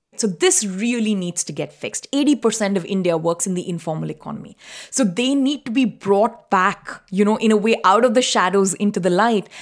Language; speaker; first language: English; non-native, local second language; Tamil